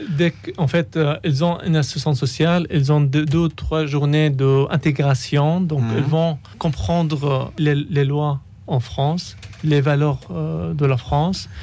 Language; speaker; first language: French; non-native, fluent; Arabic